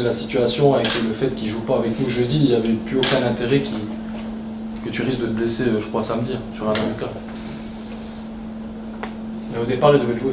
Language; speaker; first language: French; native; French